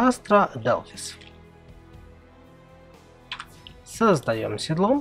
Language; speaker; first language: Russian; native; Russian